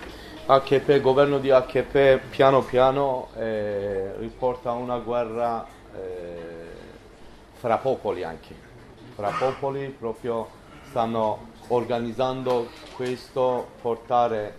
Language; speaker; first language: Italian; non-native, learner; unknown